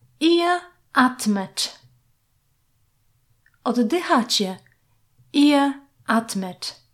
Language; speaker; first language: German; non-native, fluent; Polish